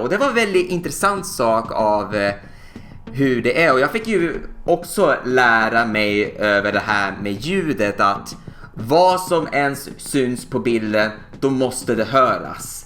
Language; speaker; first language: Swedish; native; Swedish